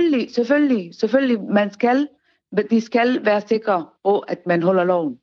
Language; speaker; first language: Danish; non-native, learner; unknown